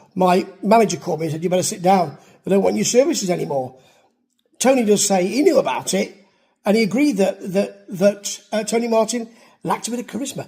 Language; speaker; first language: English; native; English